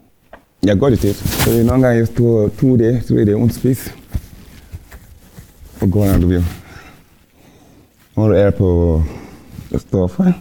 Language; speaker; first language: Danish; non-native, learner; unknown